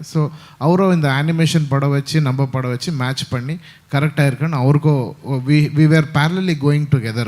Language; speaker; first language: Tamil; non-native, local second language; Kannada